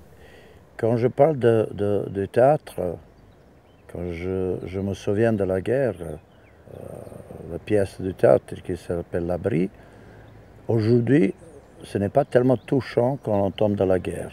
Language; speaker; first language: French; non-native, fluent; Serbian